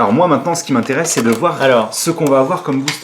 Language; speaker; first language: French; native; French